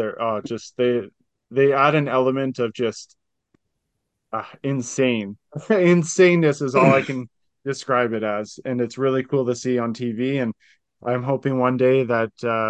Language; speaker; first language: English; native; English